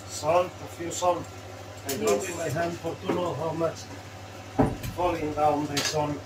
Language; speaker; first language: English; non-native, learner; Spanish